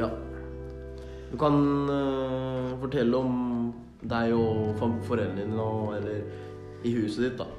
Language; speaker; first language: Norwegian; early bilingual, other home language; Thai